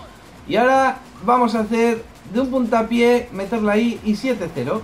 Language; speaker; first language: Spanish; native; Spanish